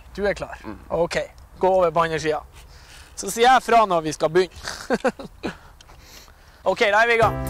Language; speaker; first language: Norwegian; native; Norwegian